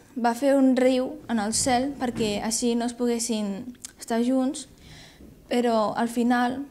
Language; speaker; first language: Catalan; non-native, fluent; Chinese